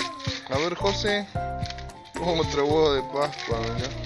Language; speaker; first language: Spanish; native; Spanish